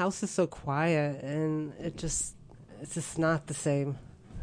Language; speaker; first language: English; native; English